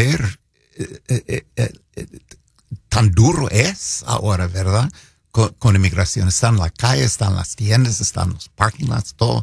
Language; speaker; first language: Spanish; non-native, fluent; English